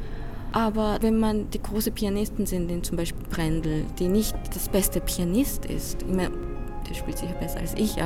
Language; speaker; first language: German; non-native, fluent; Korean